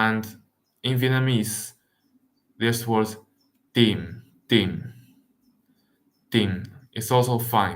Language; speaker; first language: English; non-native, fluent; Wu Chinese